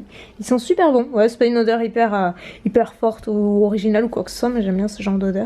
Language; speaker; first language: French; native; French